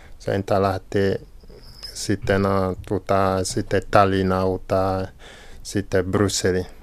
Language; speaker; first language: Finnish; non-native, learner; French